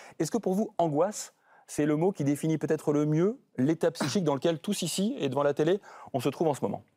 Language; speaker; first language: French; native; French